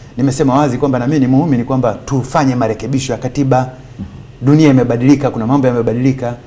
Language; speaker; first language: Swahili; native; Swahili